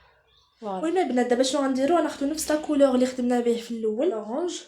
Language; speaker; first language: Arabic; native; Arabic